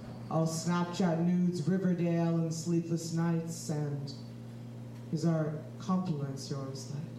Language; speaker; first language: English; native; English